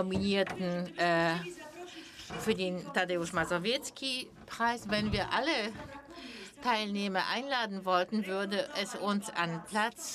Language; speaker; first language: German; non-native, fluent; Polish